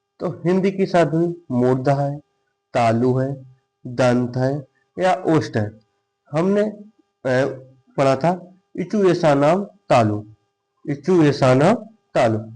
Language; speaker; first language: Hindi; native; Hindi